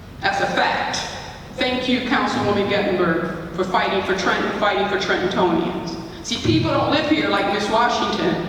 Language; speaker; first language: English; native; English